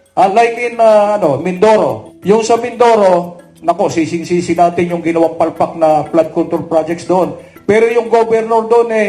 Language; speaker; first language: Filipino; native; Filipino